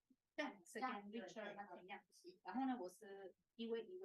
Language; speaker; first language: Chinese; non-native, fluent; Italian